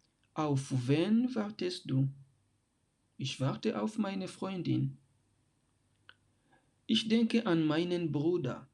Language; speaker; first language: German; non-native, fluent; French